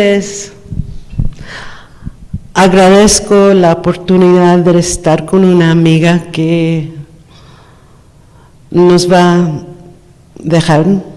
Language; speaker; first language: Spanish; non-native, fluent; English